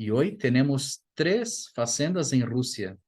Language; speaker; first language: Spanish; non-native, fluent; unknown